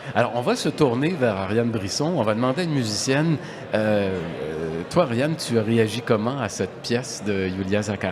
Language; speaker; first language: French; native; French